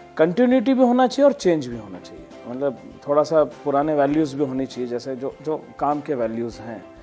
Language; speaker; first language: Hindi; non-native, local second language; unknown